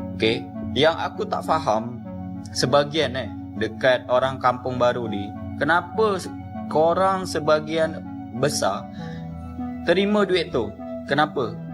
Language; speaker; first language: Malay; native; Malay